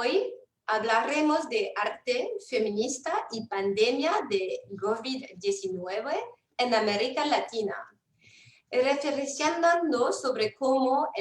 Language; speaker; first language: Spanish; non-native, fluent; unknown